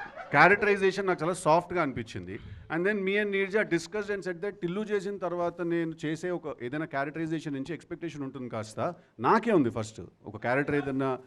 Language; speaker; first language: Telugu; native; Telugu